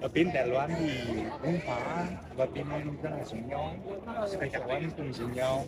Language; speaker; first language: Vietnamese; non-native, learner; Chinese